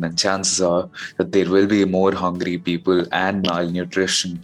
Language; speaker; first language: English; non-native, local second language; Hindi